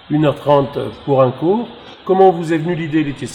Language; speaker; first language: French; native; French